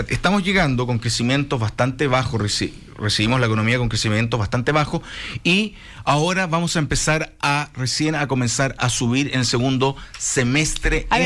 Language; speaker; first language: Spanish; native; Spanish